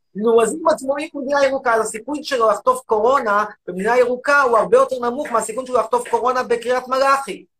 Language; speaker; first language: Hebrew; native; Hebrew